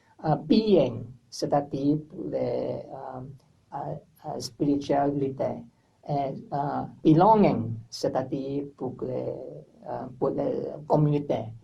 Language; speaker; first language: French; non-native, learner; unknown